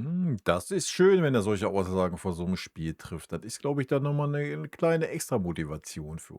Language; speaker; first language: German; native; German